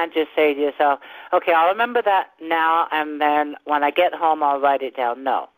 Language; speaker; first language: English; native; English